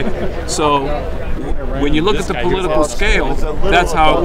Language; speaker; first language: English; native; English